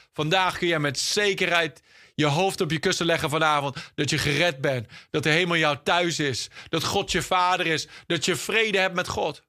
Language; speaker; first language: Dutch; non-native, fluent; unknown